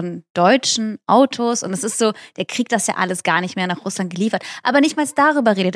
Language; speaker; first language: German; early bilingual, other home language; Russian